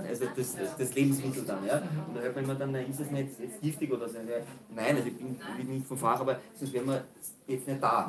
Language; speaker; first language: German; native; German